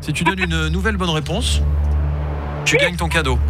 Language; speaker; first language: French; native; French